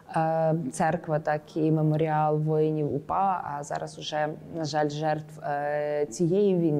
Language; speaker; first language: Ukrainian; native; Ukrainian